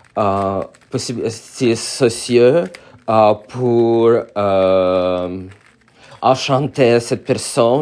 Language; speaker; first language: French; non-native, learner; Russian